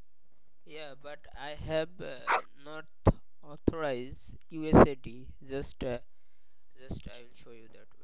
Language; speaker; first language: English; non-native, learner; Bangla